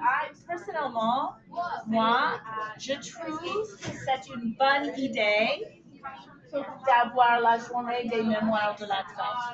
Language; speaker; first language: French; non-native, fluent; English